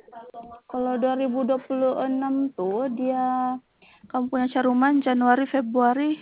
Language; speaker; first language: Indonesian; non-native, local second language; Malay